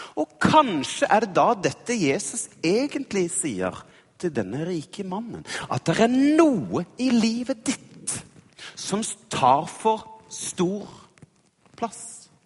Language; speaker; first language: Norwegian; native; Norwegian